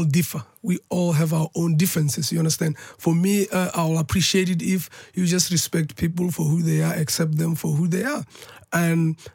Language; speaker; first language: English; non-native, local second language; Northern Sotho